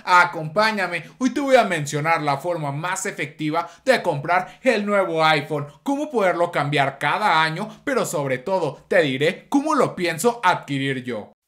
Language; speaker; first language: Spanish; native; Spanish